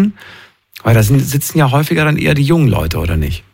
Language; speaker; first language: German; native; German